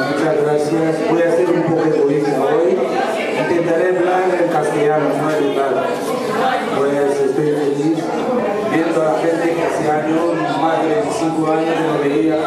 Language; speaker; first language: Spanish; non-native, fluent; Lingala